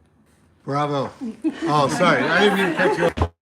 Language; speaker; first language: English; native; English